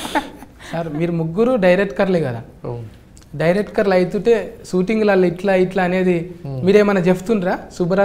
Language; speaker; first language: Telugu; native; Telugu